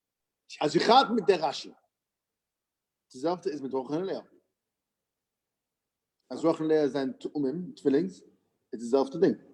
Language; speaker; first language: Dutch; non-native, fluent; English